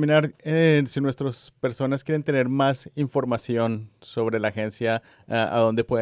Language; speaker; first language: Spanish; native; Spanish